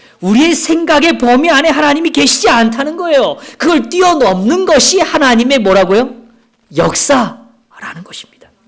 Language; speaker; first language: Korean; native; Korean